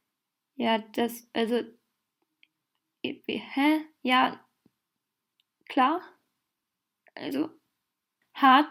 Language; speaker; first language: German; native; German